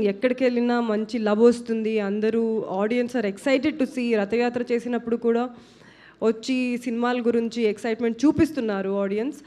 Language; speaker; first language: Telugu; non-native, fluent; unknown